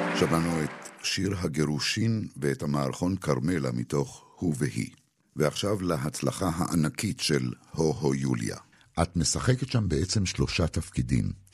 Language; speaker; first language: Hebrew; native; Hebrew